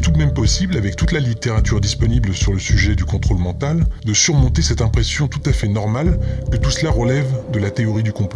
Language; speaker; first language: French; native; French